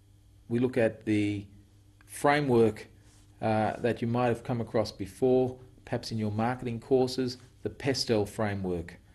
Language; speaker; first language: English; native; English